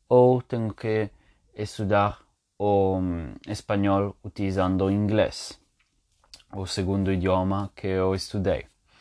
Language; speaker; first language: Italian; non-native, learner; Portuguese